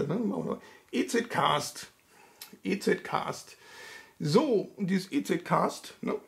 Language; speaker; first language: German; native; German